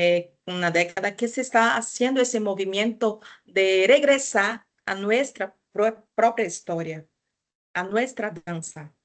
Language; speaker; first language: Spanish; non-native, fluent; Portuguese